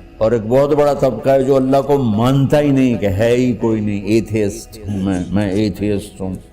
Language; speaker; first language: Urdu; non-native, local second language; Punjabi